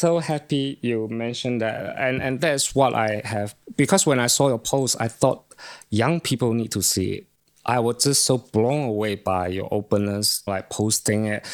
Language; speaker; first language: English; non-native, local second language; Chinese